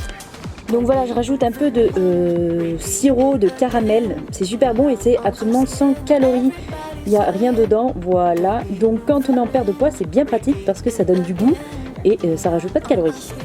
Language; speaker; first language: French; native; French